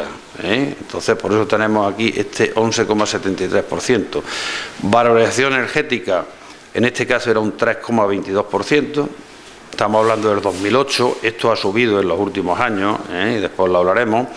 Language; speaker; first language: Spanish; native; Spanish